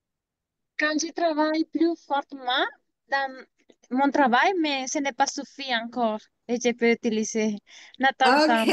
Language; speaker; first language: French; non-native, learner; English